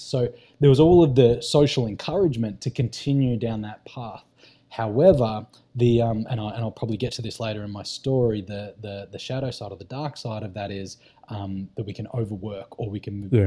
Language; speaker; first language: English; native; English